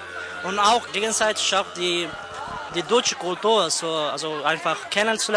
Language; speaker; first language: German; non-native, fluent; Persian